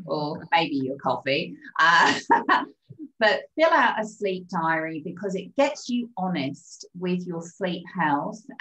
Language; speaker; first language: English; native; English